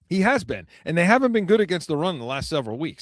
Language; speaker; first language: English; native; English